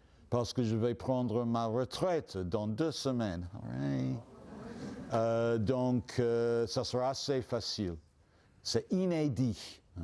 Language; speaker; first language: French; non-native, fluent; English